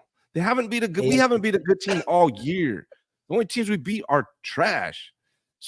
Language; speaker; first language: English; native; English